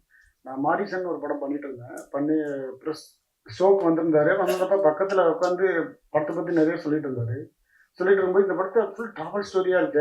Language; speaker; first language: Tamil; native; Tamil